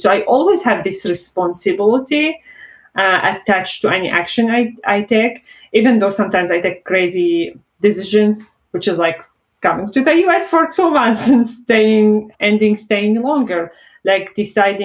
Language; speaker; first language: English; non-native, fluent; Arabic